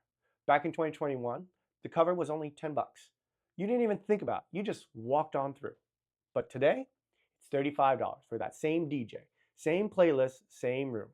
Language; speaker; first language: English; native; English